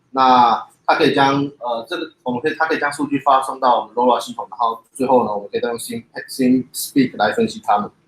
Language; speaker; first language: Chinese; native; Chinese